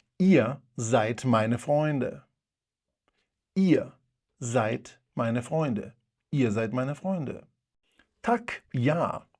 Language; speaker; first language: German; non-native, fluent; Polish